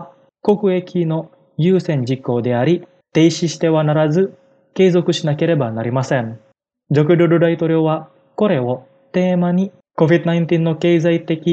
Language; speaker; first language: Japanese; non-native, fluent; Indonesian